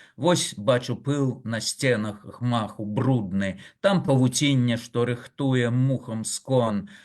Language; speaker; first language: Belarusian; native; Belarusian